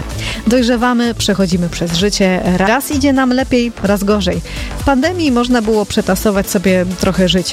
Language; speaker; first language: Polish; native; Polish